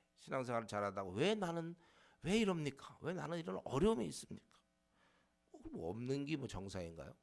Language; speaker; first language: Korean; native; Korean